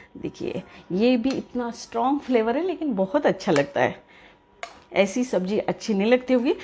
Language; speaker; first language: Hindi; non-native, local second language; Marathi